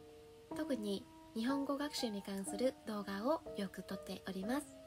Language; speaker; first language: Japanese; non-native, fluent; Vietnamese